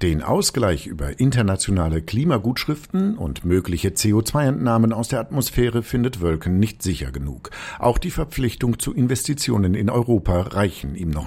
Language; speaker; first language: German; native; German